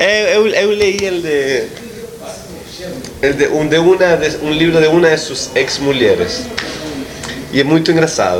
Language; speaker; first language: Portuguese; non-native, learner; Spanish